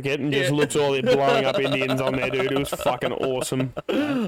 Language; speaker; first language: English; native; English